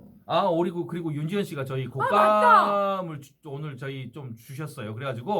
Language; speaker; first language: Korean; native; Korean